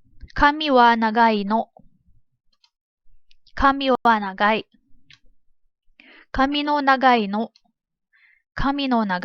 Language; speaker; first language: Japanese; non-native, fluent; Filipino